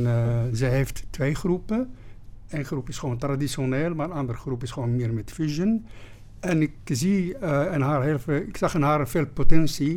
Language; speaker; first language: Dutch; non-native, fluent; Arabic